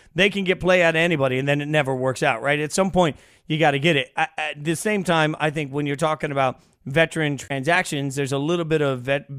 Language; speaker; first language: English; native; English